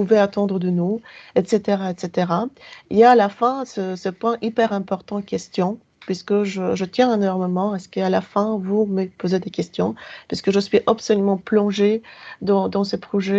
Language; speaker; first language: French; non-native, fluent; Polish